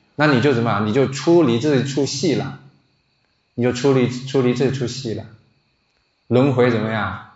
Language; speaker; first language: Chinese; non-native, local second language; Min Nan Chinese